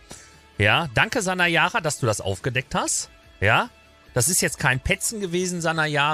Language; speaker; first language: German; native; German